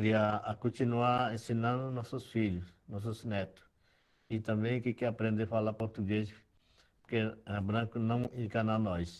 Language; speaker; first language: Portuguese; non-native, local second language; Yanomámi